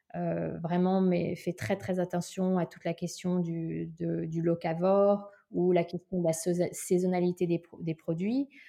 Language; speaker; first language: French; native; French